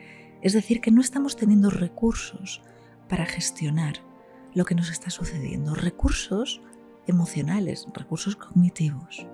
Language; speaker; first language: Spanish; native; Spanish